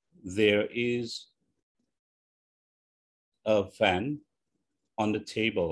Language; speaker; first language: English; non-native, fluent; Indonesian